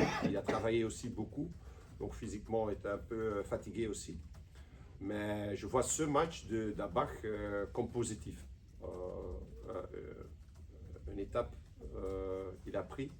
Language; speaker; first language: French; non-native, local second language; Dutch